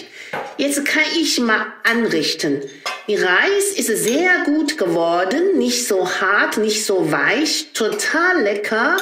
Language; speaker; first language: German; non-native, learner; Chinese